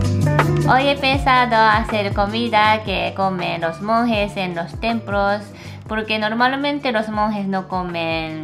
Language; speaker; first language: Spanish; non-native, learner; Japanese